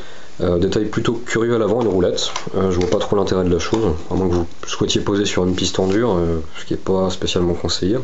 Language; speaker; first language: French; native; French